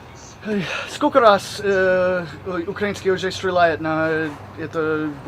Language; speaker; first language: Russian; non-native, learner; English